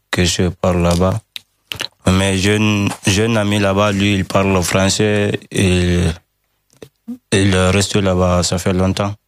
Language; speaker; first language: French; non-native, learner; Fula